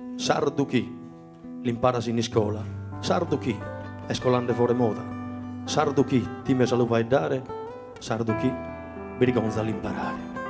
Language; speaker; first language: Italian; non-native, local second language; Sardinian